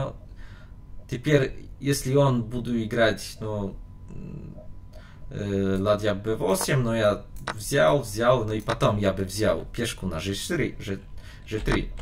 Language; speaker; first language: Russian; non-native, learner; Polish